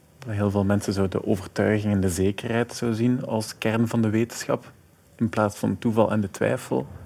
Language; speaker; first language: Dutch; native; Dutch